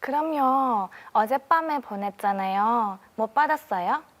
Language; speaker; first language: Korean; non-native, learner; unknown